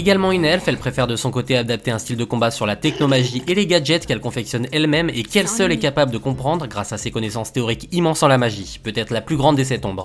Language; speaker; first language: French; native; French